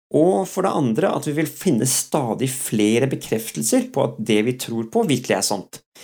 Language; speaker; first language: Norwegian; early bilingual, other home language; Dutch